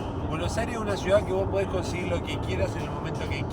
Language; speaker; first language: Spanish; native; Spanish